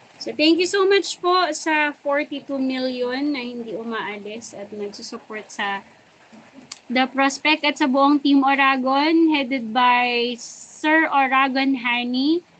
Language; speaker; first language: Filipino; non-native, local second language; Bikol